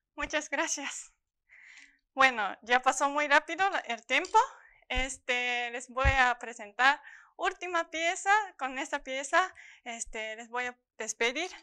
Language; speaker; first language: Spanish; non-native, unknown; Japanese